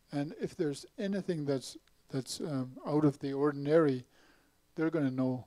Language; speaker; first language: English; native; English